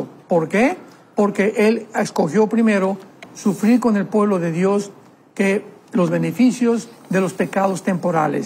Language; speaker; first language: Spanish; native; Spanish